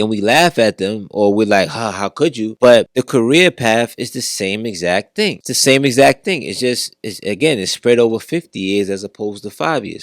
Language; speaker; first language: English; native; English